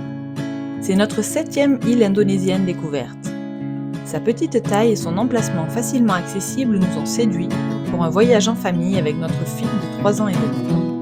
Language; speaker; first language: French; native; French